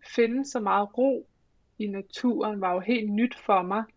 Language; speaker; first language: Danish; early bilingual, other home language; English